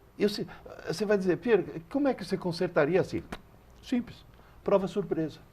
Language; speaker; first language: Portuguese; early bilingual, other home language; Italian